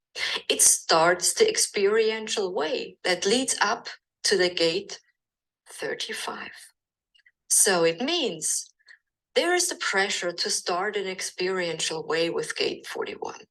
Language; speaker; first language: English; non-native, fluent; German